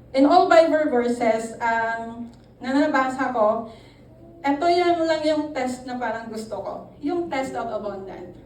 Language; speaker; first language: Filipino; non-native, local second language; Hiligaynon